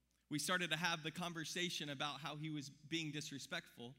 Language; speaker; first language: English; native; English